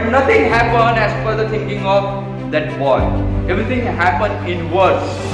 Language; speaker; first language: English; non-native, local second language; Marathi